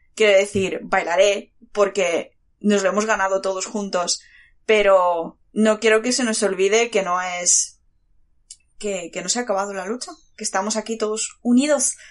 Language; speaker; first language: Spanish; early bilingual, other home language; Bulgarian